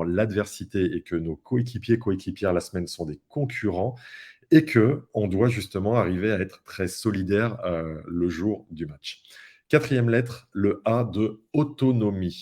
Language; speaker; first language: French; native; French